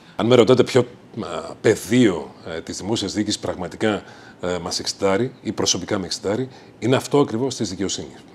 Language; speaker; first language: Greek; native; Greek